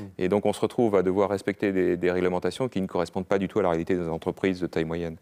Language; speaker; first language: French; native; French